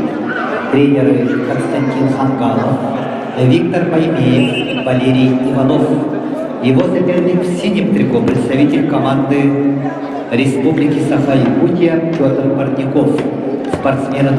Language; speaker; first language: Russian; native; Russian